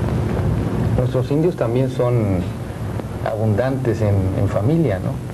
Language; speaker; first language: Spanish; native; Spanish